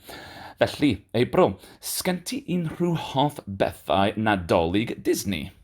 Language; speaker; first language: Welsh; non-native, learner; English